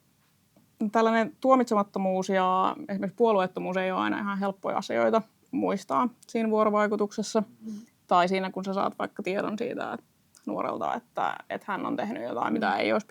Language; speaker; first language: Finnish; native; Finnish